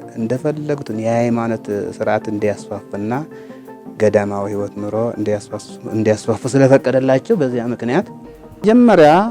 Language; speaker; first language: Amharic; non-native, local second language; Tigrinya